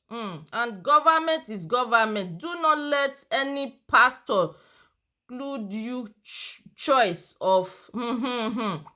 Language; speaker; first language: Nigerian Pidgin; non-native, local second language; Yoruba